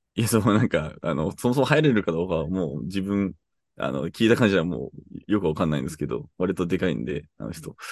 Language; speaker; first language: Japanese; non-native, fluent; English